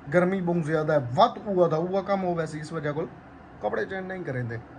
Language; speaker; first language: Urdu; non-native, local second language; Punjabi